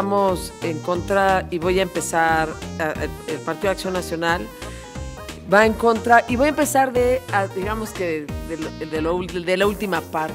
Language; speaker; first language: Spanish; native; Spanish